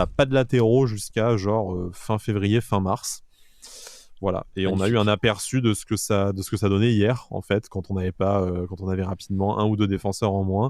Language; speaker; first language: French; native; French